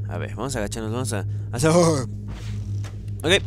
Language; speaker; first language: Spanish; native; Spanish